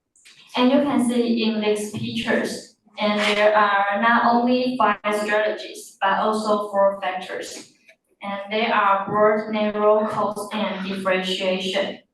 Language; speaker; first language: English; non-native, learner; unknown